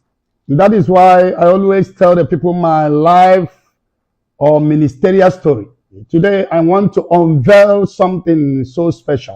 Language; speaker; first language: English; non-native, local second language; Igbo